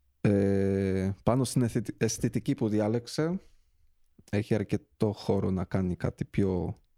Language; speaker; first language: Greek; early bilingual, other home language; Polish